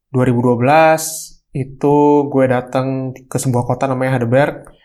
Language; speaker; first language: Indonesian; native; Indonesian